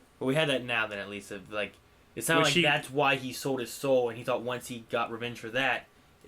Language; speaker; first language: English; native; English